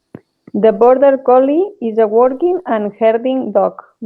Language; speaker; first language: English; non-native, learner; Spanish